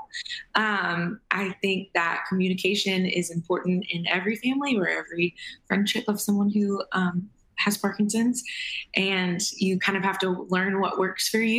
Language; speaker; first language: English; native; English